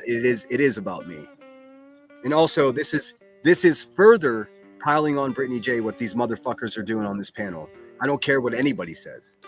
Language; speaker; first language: English; native; English